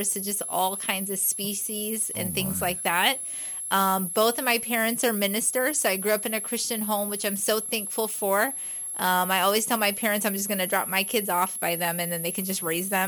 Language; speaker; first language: English; native; English